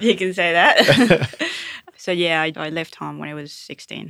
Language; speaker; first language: English; non-native, fluent; Spanish